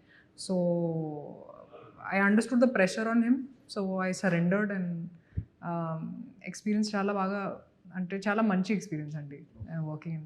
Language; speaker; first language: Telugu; non-native, fluent; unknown